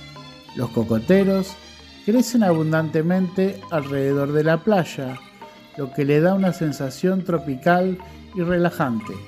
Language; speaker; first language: Spanish; non-native, fluent; Indonesian